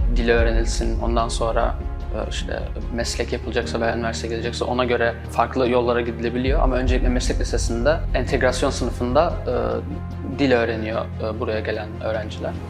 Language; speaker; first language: Turkish; native; Turkish